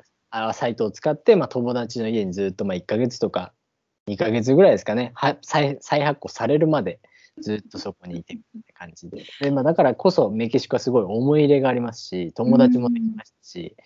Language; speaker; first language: Japanese; native; Japanese